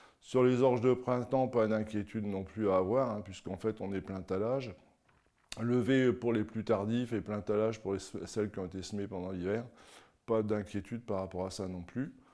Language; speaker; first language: French; native; French